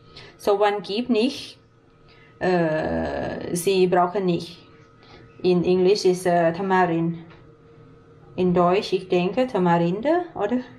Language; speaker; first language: German; non-native, learner; Thai